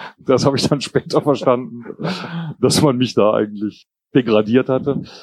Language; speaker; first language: German; native; German